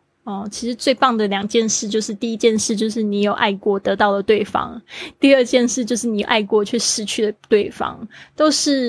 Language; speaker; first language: Chinese; native; Chinese